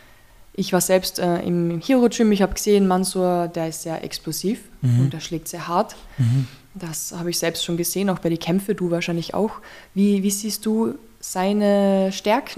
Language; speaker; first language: German; native; German